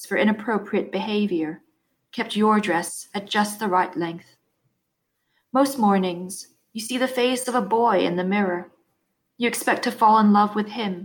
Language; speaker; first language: English; non-native, local second language; Cantonese